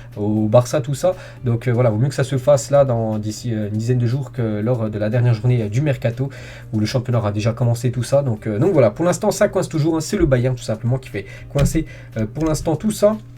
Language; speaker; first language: French; native; French